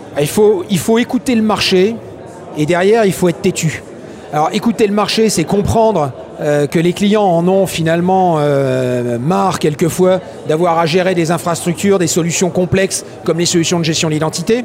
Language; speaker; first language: French; native; French